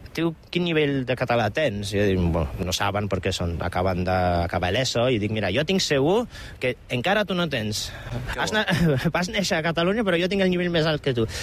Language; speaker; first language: Catalan; non-native, fluent; Polish